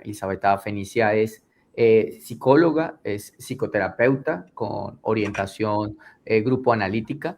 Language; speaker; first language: Spanish; native; Spanish